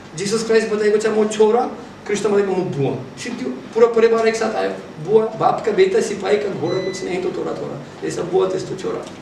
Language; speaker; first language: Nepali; non-native, fluent; Russian